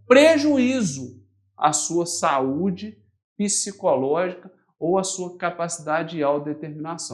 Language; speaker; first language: Portuguese; native; Portuguese